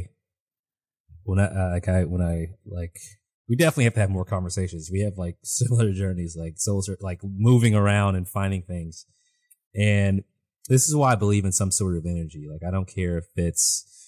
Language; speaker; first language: English; native; English